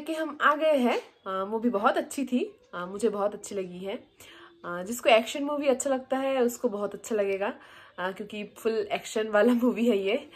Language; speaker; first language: Hindi; non-native, local second language; Bangla